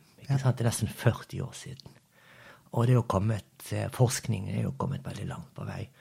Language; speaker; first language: Norwegian; early bilingual, other home language; Portuguese